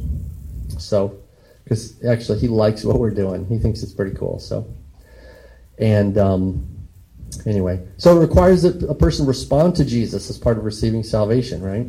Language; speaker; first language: English; native; English